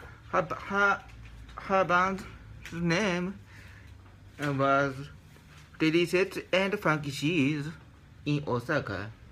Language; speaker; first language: English; non-native, learner; Japanese